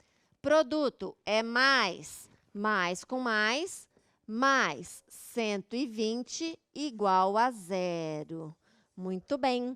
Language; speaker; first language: Portuguese; native; Portuguese